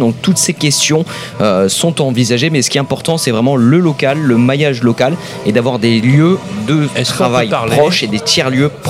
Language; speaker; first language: French; native; French